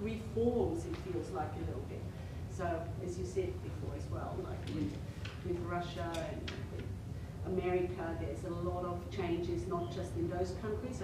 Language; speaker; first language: English; non-native, fluent; German